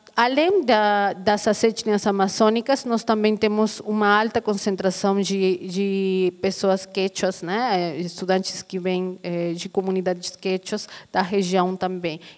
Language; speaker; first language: Portuguese; non-native, fluent; Aymara